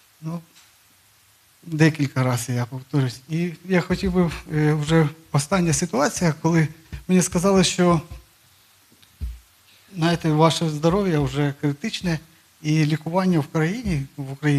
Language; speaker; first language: Ukrainian; non-native, local second language; Russian